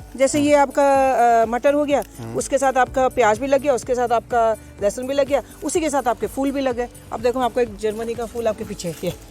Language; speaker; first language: Hindi; non-native, local second language; Garhwali